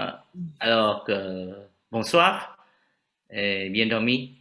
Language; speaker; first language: French; non-native, fluent; Vietnamese